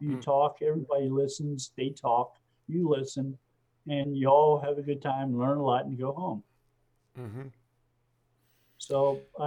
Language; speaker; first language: English; native; English